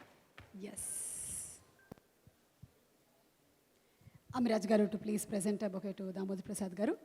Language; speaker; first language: Telugu; native; Telugu